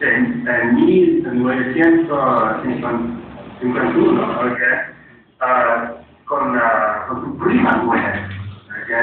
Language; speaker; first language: Spanish; non-native, learner; English